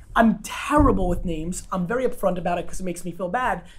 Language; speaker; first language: English; non-native, fluent; Russian